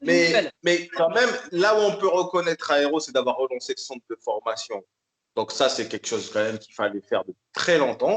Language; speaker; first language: French; native; French